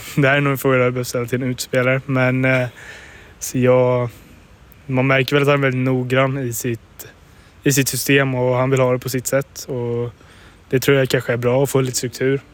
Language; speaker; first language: Swedish; native; Swedish